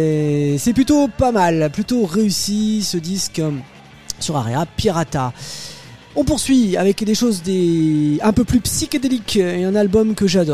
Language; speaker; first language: French; native; French